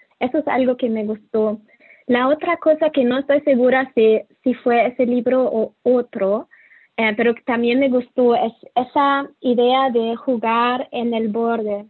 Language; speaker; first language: Spanish; non-native, fluent; German